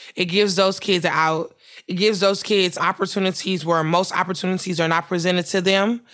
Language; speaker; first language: English; native; English